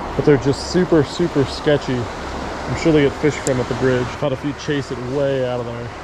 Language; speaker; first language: English; native; English